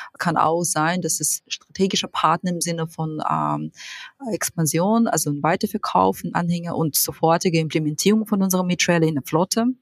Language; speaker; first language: German; non-native, fluent; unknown